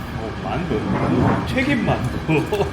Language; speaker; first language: English; non-native, learner; Korean